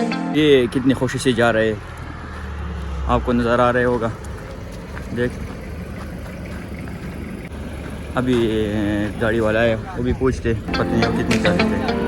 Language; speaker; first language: Hindi; non-native, local second language; Pashto